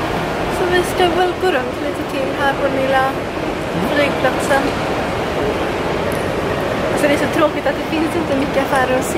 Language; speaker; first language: Swedish; native; Swedish